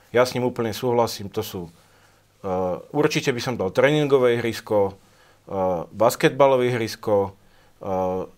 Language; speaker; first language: Slovak; native; Slovak